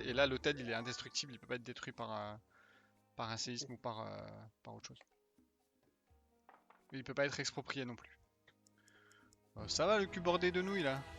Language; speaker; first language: French; native; French